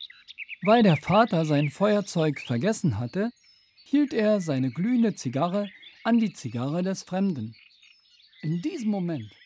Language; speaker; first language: German; native; German